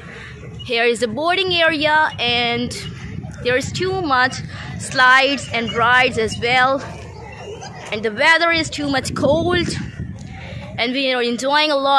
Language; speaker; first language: English; non-native, learner; Urdu